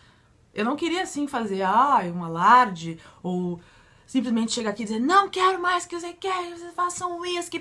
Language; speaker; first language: Portuguese; native; Portuguese